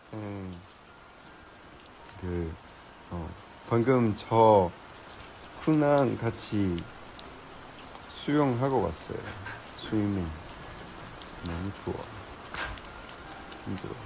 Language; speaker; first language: Korean; non-native, learner; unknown